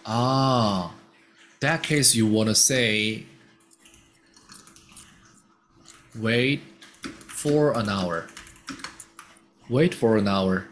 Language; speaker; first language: English; non-native, fluent; Korean